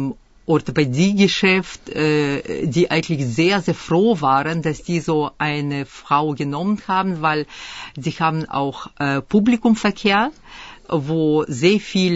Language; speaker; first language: German; early bilingual, other home language; Russian